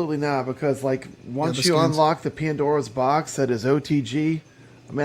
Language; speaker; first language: English; native; English